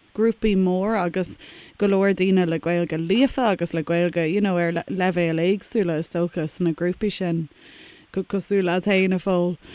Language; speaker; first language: Irish; non-native, local second language; English